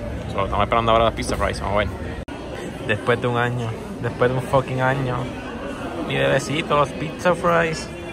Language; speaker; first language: Spanish; early bilingual, heritage; Spanish